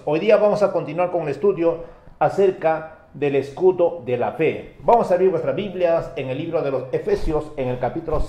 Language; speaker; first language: Spanish; native; Spanish